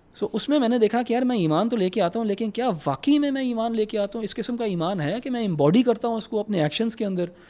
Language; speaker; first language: Urdu; native; Urdu